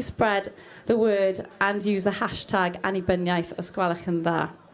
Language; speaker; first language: Welsh; non-native, learner; English